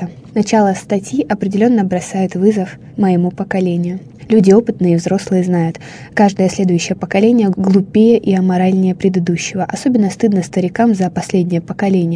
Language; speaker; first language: Russian; native; Russian